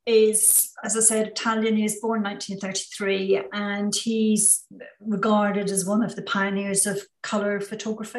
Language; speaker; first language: English; native; English